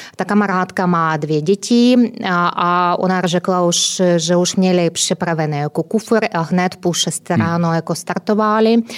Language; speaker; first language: Czech; non-native, fluent; Ukrainian